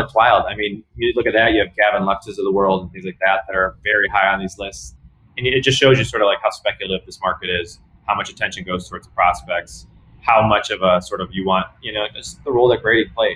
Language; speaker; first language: English; native; English